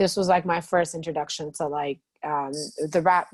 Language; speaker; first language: English; non-native, fluent; Albanian